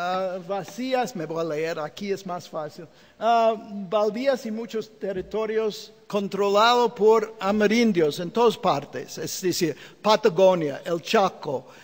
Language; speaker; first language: Spanish; non-native, fluent; English